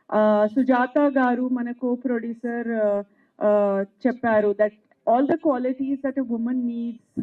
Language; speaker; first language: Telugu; non-native, fluent; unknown